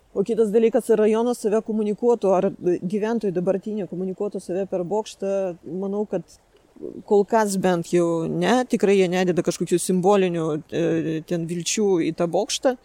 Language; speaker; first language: Lithuanian; non-native, local second language; Russian